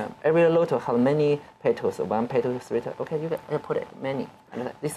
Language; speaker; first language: English; non-native, learner; Chinese